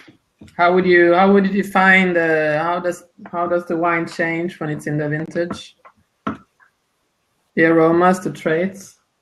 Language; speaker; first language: English; non-native, fluent; Italian